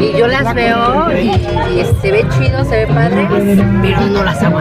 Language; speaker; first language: Spanish; native; Spanish